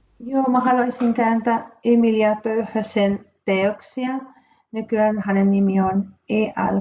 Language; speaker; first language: Finnish; non-native, fluent; Spanish